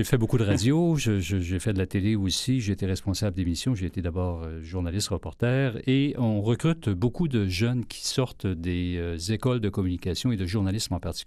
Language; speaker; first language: French; native; French